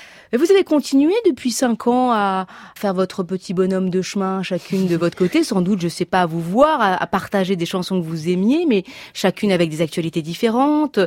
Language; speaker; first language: French; native; French